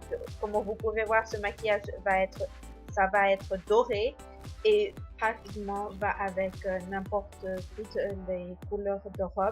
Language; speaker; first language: French; non-native, learner; Spanish